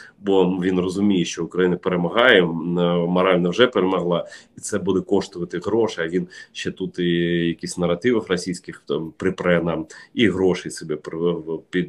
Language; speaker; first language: Ukrainian; non-native, local second language; Russian